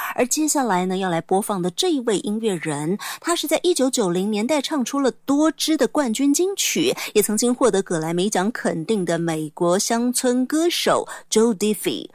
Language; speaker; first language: Chinese; native; Chinese